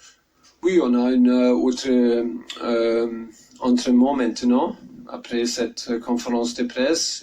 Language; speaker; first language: French; non-native, learner; German